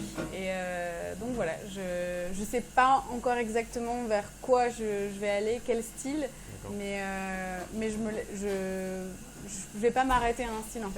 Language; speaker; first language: French; early bilingual, other home language; Persian